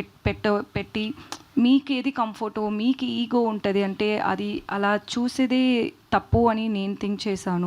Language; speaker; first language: Telugu; non-native, learner; Tamil